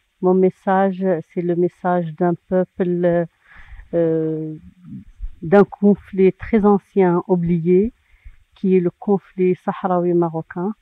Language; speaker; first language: French; non-native, local second language; Arabic